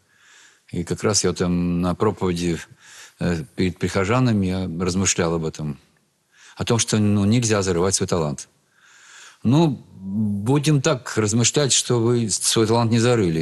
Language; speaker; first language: Russian; native; Russian